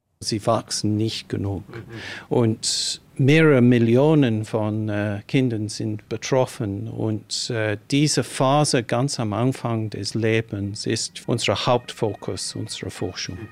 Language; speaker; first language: German; non-native, fluent; English